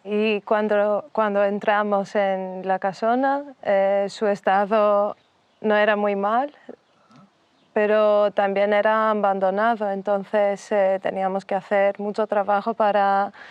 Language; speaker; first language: Spanish; non-native, fluent; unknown